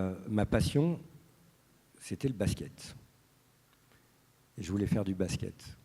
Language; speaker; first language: French; native; French